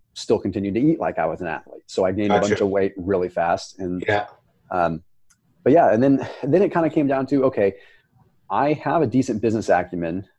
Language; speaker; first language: English; native; English